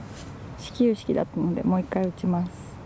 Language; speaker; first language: Japanese; native; Japanese